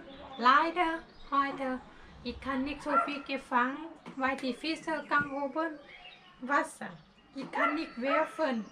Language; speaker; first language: German; non-native, learner; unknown